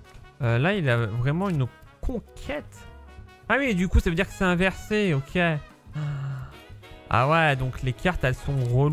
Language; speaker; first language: French; native; French